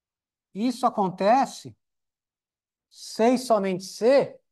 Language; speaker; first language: Portuguese; native; Portuguese